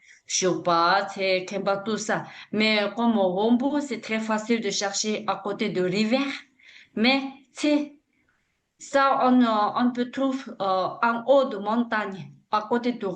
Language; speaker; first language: French; non-native, learner; Tibetan